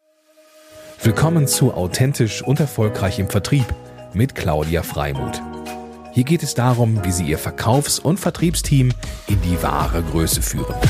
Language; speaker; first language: German; native; German